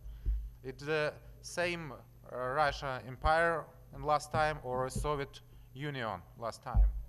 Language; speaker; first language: English; non-native, learner; Russian